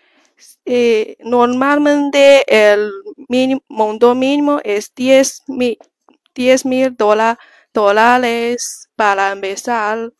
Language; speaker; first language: Spanish; non-native, learner; Chinese